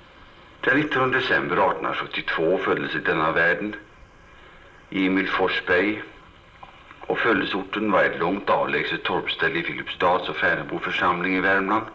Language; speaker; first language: Swedish; native; Swedish